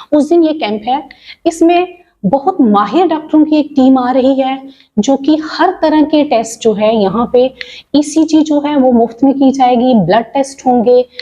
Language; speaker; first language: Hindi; non-native, local second language; Punjabi